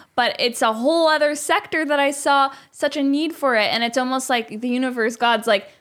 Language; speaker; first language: English; native; English